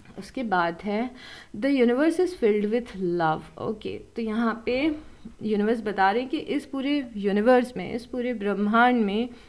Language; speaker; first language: Hindi; native; Hindi